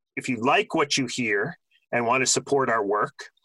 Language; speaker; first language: English; native; English